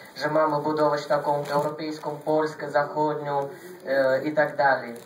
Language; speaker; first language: Polish; non-native, fluent; Russian